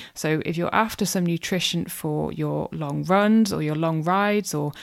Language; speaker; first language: English; native; English